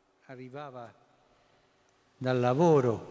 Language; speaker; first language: Italian; non-native, fluent; Spanish